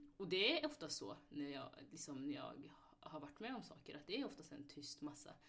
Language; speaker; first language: Swedish; early bilingual, other home language; Somali